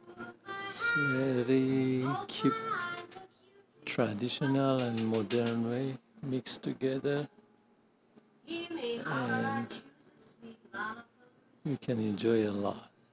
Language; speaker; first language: English; non-native, learner; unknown